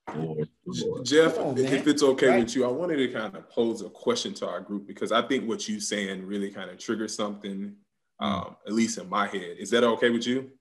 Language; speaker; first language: English; native; English